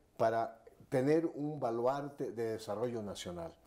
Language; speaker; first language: Spanish; native; Spanish